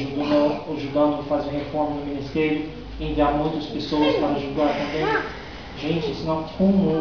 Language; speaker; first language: Portuguese; non-native, fluent; English